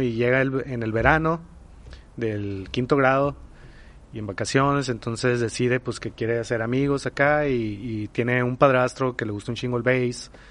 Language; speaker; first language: Spanish; native; Spanish